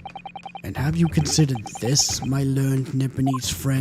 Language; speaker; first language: English; native; English